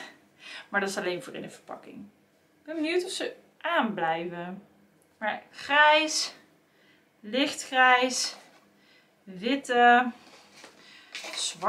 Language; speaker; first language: Dutch; native; Dutch